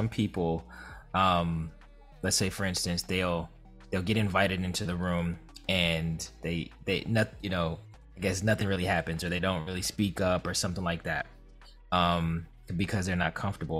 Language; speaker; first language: English; native; English